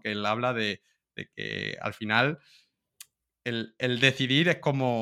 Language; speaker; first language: Spanish; native; Spanish